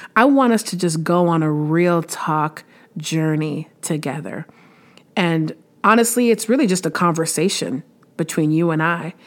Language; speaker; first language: English; native; English